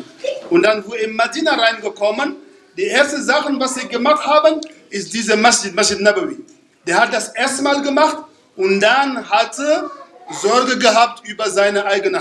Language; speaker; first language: German; non-native, fluent; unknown